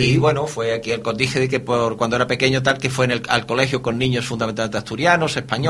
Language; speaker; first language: Spanish; native; Spanish